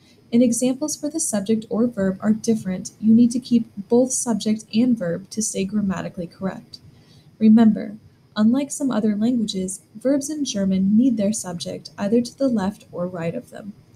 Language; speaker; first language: English; native; English